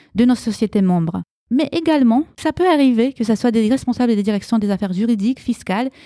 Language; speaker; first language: French; early bilingual, other home language; Romanian